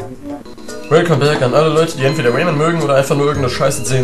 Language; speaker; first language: German; native; German